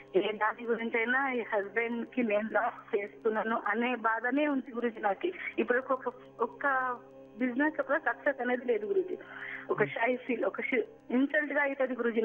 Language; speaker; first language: Telugu; non-native, local second language; Marathi